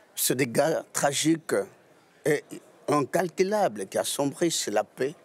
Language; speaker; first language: French; non-native, local second language; Lingala